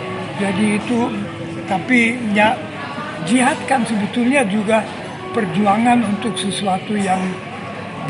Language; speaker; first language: Indonesian; non-native, fluent; German